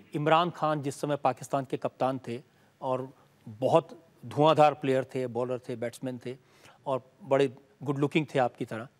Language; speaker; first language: Hindi; native; Hindi